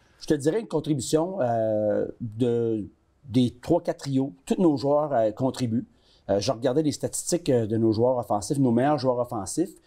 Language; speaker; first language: French; native; French